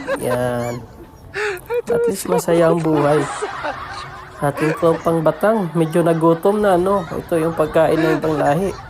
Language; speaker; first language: Filipino; non-native, local second language; Cebuano